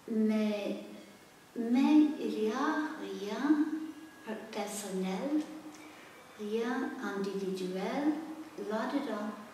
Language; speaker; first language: French; non-native, fluent; English